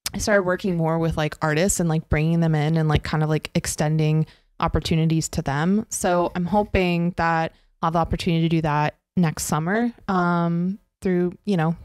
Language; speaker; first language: English; native; English